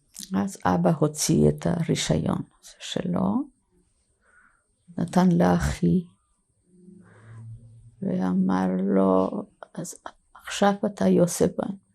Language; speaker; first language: Hebrew; non-native, fluent; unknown